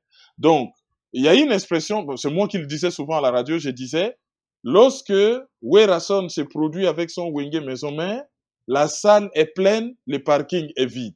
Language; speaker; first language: French; non-native, local second language; Lingala